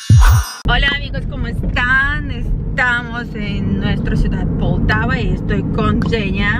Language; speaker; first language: Spanish; non-native, fluent; Ukrainian